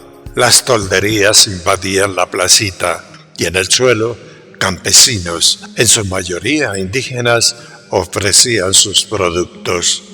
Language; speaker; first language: Spanish; native; Spanish